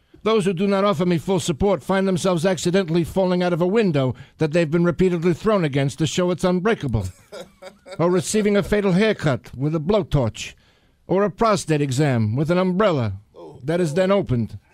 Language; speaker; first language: English; native; English